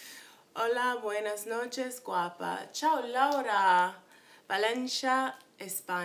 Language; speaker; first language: Spanish; non-native, learner; English